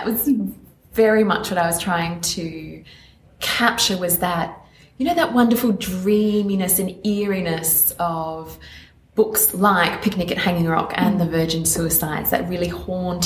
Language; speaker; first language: English; native; English